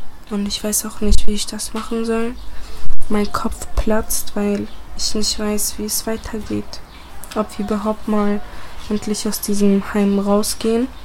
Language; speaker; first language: German; early bilingual, other home language; Bosnian